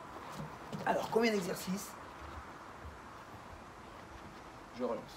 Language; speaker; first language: French; native; French